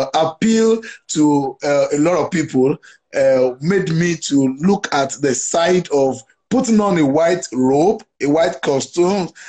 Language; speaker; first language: English; non-native, local second language; Yoruba